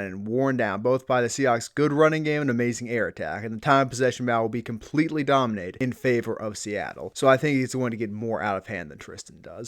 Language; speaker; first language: English; native; English